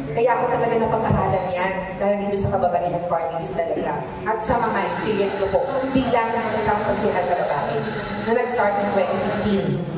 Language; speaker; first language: Filipino; native; Filipino